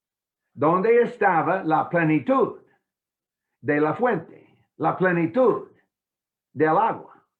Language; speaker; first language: Spanish; non-native, fluent; English